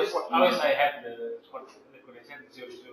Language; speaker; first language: English; non-native, learner; Indonesian